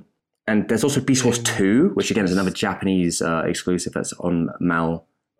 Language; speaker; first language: English; native; English